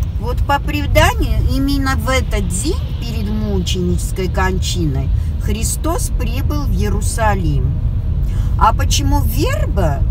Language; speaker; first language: Russian; non-native, local second language; Armenian